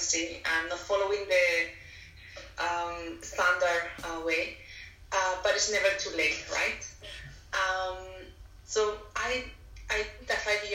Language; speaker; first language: English; non-native, fluent; Spanish